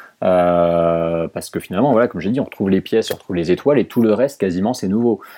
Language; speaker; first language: French; native; French